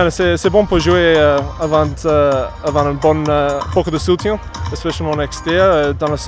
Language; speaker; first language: French; non-native, learner; English